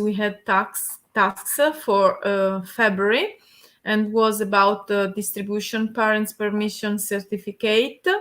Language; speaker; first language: English; non-native, learner; Italian